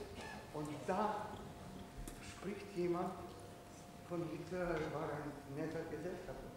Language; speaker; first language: German; non-native, fluent; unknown